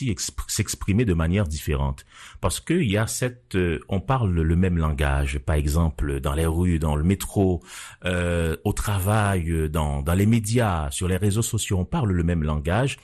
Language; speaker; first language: French; non-native, local second language; Haitian Creole